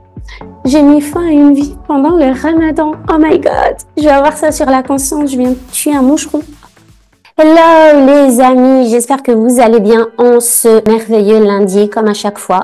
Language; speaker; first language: French; native; French